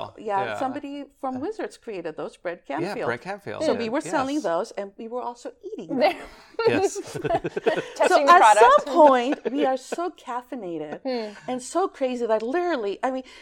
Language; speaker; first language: English; early bilingual, other home language; Greek